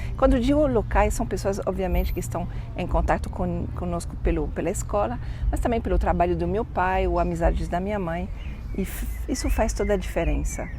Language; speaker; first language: Portuguese; non-native, fluent; French